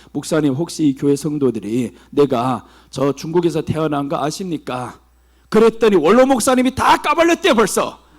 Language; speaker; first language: Korean; early bilingual, heritage; Korean